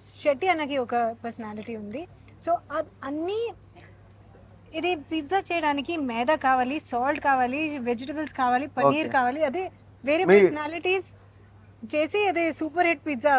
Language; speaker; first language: Telugu; non-native, learner; Hindi